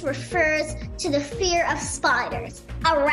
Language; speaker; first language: English; native; English